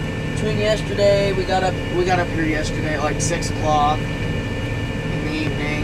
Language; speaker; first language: English; native; English